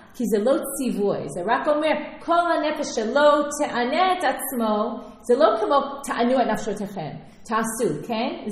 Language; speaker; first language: Hebrew; non-native, fluent; English